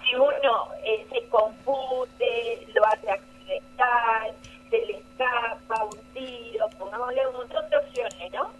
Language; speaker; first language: Spanish; native; Spanish